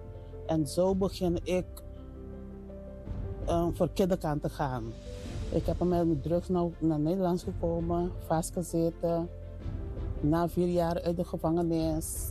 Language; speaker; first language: Dutch; non-native, learner; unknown